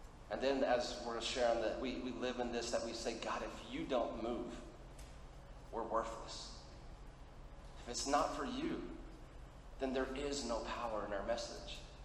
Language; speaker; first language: English; early bilingual, other home language; Spanish